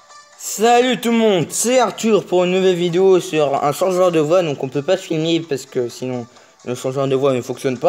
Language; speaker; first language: French; native; French